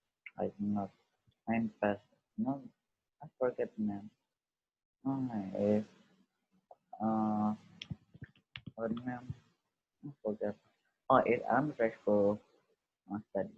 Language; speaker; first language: English; non-native, learner; Indonesian